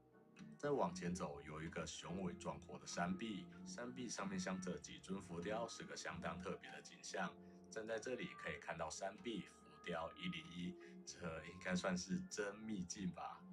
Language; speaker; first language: Chinese; native; Chinese